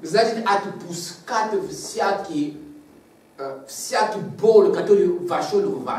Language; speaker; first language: Russian; non-native, learner; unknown